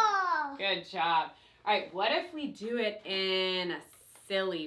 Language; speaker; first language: English; native; English